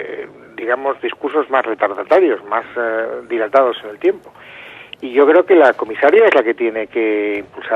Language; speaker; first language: Spanish; native; Spanish